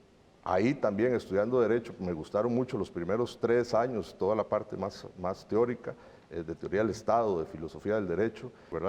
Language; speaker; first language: Spanish; native; Spanish